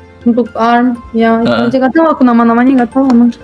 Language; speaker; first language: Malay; non-native, fluent; Turkish